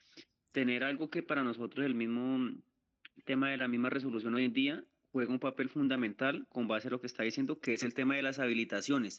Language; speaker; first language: Spanish; native; Spanish